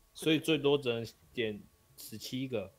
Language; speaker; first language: Chinese; native; Chinese